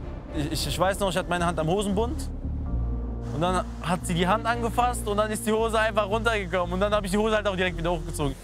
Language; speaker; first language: German; native; German